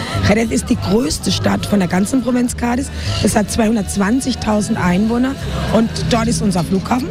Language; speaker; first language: German; non-native, fluent; Spanish